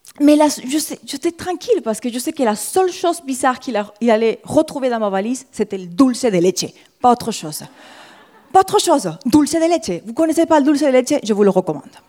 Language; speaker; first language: French; non-native, fluent; Spanish